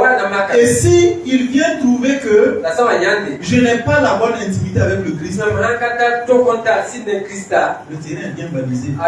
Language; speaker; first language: French; non-native, local second language; Mossi